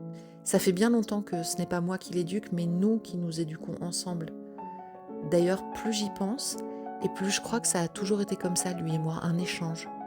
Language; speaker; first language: French; native; French